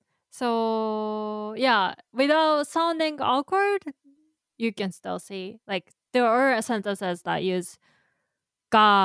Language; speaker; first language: English; non-native, fluent; Japanese